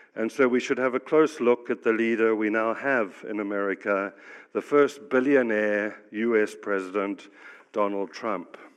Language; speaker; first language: English; native; English